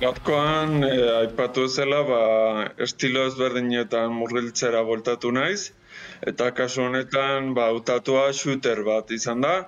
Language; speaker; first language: Basque; non-native, fluent; Spanish